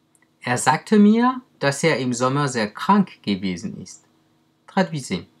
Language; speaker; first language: German; non-native, fluent; French